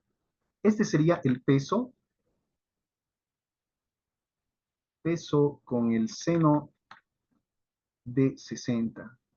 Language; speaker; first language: Spanish; native; Spanish